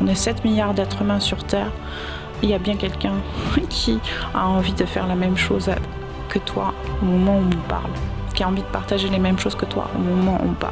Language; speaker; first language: French; native; French